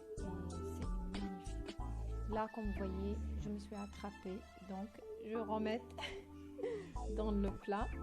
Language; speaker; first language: French; non-native, fluent; Arabic